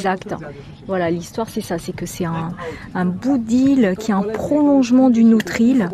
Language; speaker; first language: French; native; French